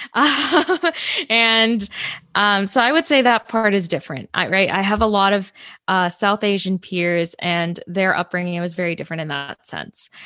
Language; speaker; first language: English; native; English